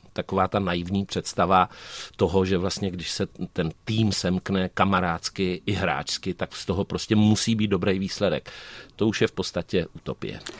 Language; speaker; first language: Czech; native; Czech